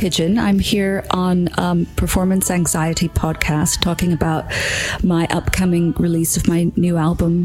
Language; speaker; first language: English; native; English